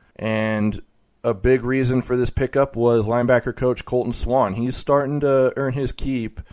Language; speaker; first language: English; native; English